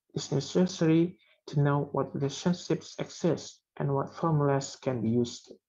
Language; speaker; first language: English; non-native, learner; Indonesian